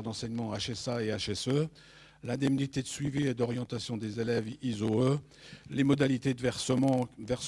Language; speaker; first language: French; native; French